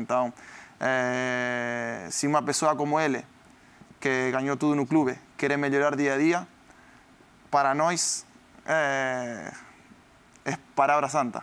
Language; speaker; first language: Portuguese; non-native, learner; Spanish